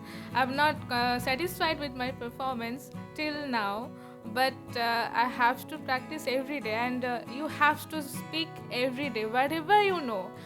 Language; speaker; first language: English; non-native, learner; Bangla